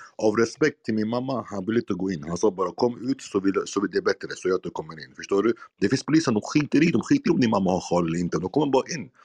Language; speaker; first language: Swedish; non-native, fluent; Arabic